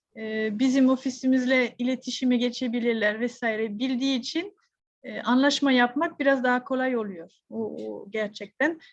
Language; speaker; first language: Turkish; non-native, fluent; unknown